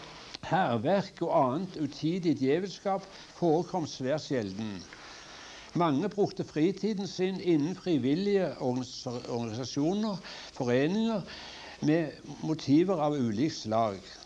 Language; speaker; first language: Norwegian; native; Norwegian